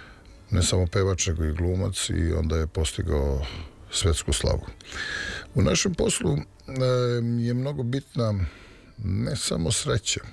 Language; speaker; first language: Serbian; native; Serbian